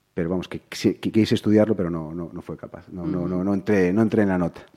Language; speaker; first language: Spanish; native; Spanish